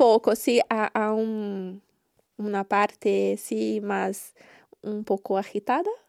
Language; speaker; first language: Spanish; non-native, learner; Portuguese